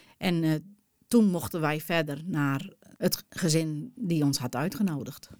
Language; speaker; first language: Dutch; non-native, local second language; Western Frisian